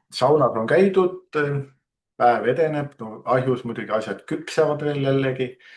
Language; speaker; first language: Estonian; native; Estonian